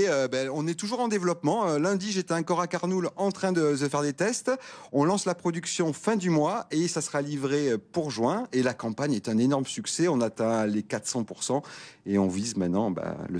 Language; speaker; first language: French; native; French